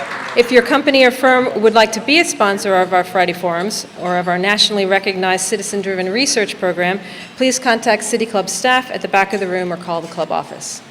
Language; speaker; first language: English; native; English